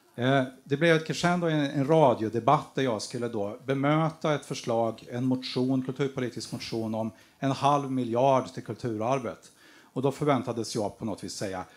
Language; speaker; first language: Swedish; native; Swedish